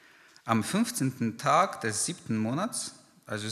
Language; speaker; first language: German; non-native, fluent; Ukrainian